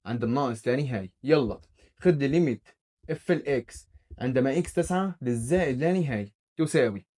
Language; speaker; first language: Arabic; native; Arabic